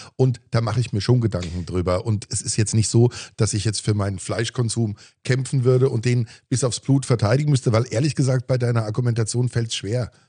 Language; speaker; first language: German; native; German